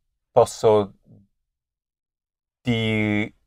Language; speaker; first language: Italian; non-native, learner; English